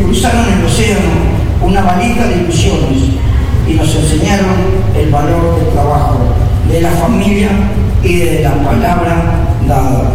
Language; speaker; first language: Spanish; native; Spanish